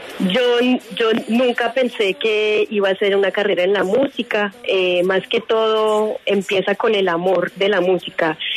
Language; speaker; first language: Spanish; early bilingual, heritage; French